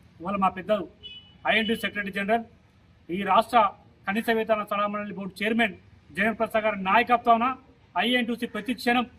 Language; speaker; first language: Telugu; native; Telugu